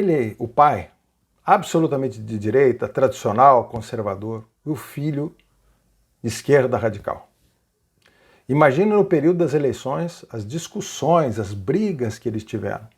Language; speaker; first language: Portuguese; native; Portuguese